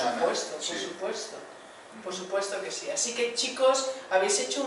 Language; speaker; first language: Spanish; native; Spanish